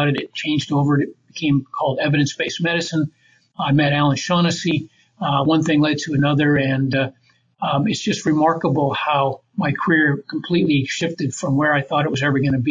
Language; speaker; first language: English; native; English